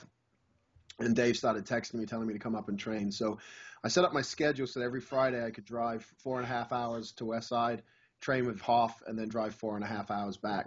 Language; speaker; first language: English; native; English